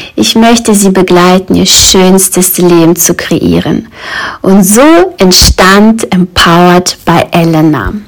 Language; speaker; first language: German; early bilingual, other home language; Russian